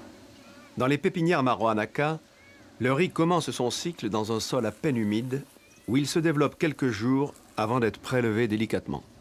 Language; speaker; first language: French; native; French